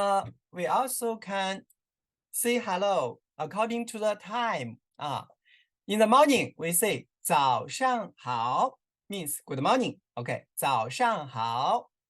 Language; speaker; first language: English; non-native, learner; Chinese